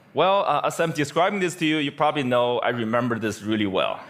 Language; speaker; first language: English; non-native, fluent; Chinese